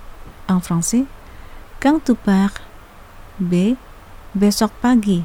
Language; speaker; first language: French; non-native, fluent; Indonesian